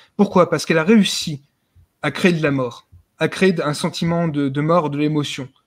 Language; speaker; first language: French; native; French